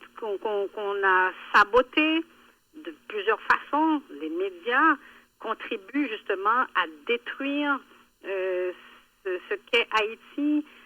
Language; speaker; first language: French; early bilingual, other home language; Haitian Creole